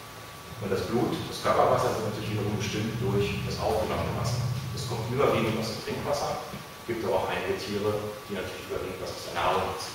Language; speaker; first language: German; native; German